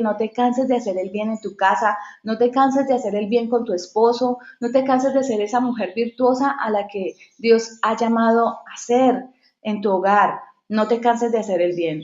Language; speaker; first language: Spanish; native; Spanish